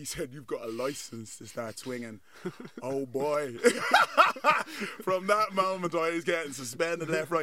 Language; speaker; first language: English; native; English